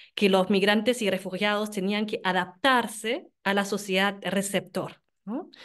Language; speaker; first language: Spanish; non-native, fluent; German